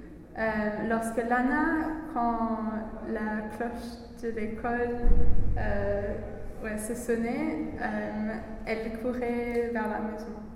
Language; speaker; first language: French; non-native, learner; English